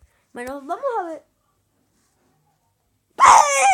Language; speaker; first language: Spanish; native; Spanish